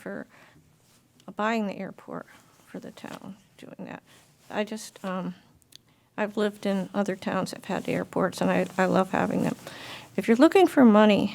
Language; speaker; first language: English; native; English